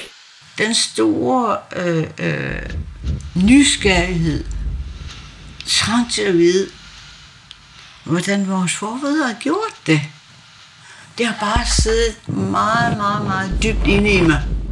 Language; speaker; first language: Danish; non-native, local second language; Kalaallisut